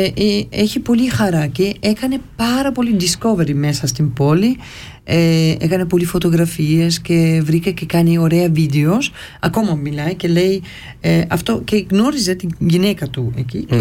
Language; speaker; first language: Greek; early bilingual, heritage; Greek